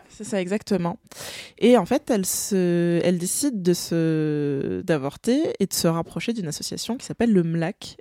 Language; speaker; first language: French; native; French